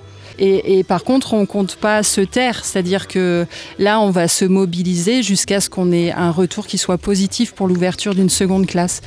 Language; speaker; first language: French; native; French